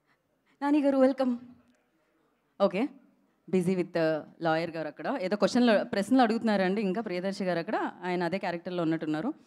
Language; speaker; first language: Telugu; native; Telugu